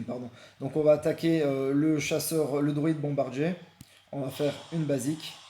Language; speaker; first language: French; native; French